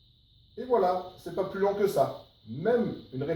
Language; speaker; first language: French; native; French